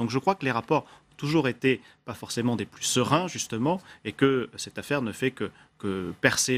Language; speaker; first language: French; native; French